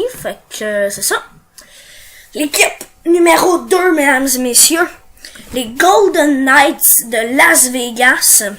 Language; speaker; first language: French; native; French